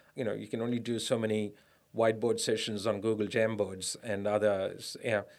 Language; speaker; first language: English; non-native, local second language; Tamil